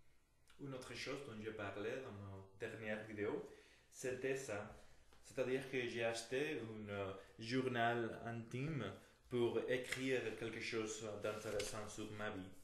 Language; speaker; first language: French; non-native, fluent; Spanish